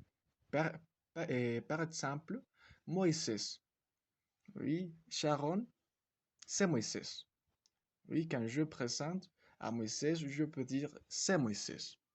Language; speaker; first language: French; non-native, fluent; Spanish